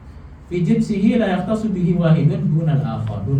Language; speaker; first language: Arabic; non-native, fluent; Indonesian